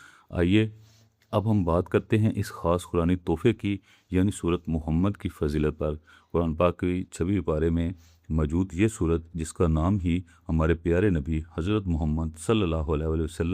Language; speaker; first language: Urdu; native; Urdu